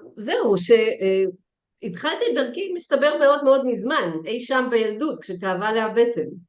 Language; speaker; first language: Hebrew; early bilingual, other home language; Russian